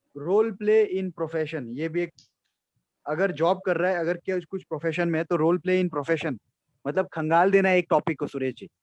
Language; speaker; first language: Hindi; non-native, local second language; Assamese